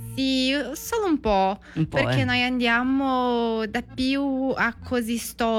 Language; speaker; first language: Italian; non-native, learner; Portuguese